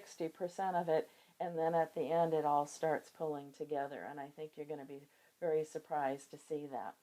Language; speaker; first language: English; native; English